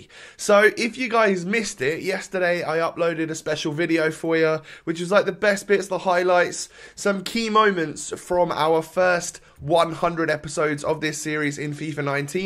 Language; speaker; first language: English; native; English